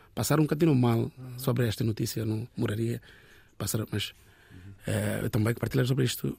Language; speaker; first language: Portuguese; non-native, learner; Bangla